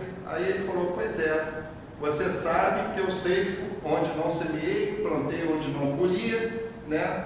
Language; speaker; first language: Portuguese; native; Portuguese